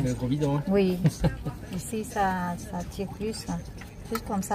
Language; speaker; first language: French; non-native, learner; Vietnamese